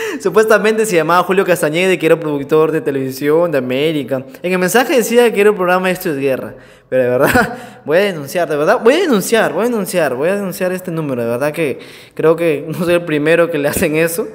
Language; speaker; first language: Spanish; native; Spanish